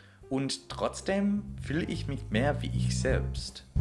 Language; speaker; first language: German; non-native, fluent; English